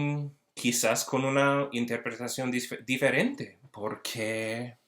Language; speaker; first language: Spanish; early bilingual, heritage; Spanish